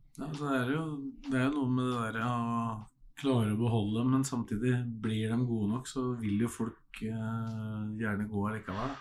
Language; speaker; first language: Norwegian; native; Norwegian